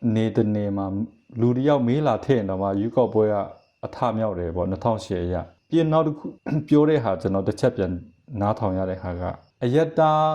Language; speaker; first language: Burmese; non-native, local second language; Kachin